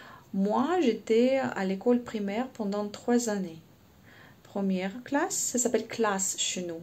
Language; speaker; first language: French; non-native, fluent; Russian